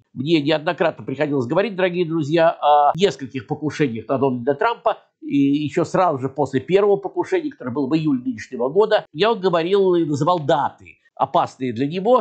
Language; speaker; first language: Russian; native; Russian